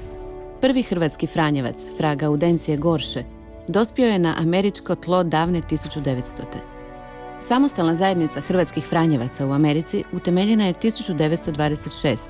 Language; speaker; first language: Croatian; native; Croatian